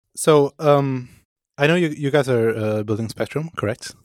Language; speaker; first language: English; non-native, fluent; Portuguese